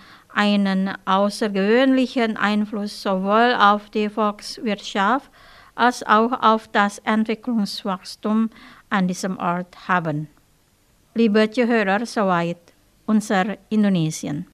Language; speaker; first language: German; non-native, fluent; Indonesian